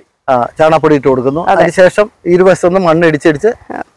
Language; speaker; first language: Malayalam; native; Malayalam